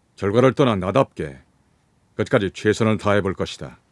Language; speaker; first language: Korean; native; Korean